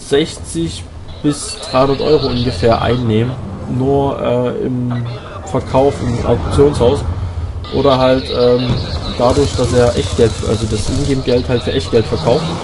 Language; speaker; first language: German; native; German